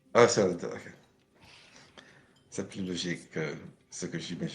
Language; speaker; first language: French; non-native, learner; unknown